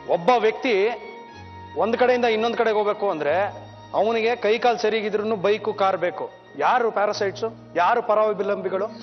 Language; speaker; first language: Kannada; native; Kannada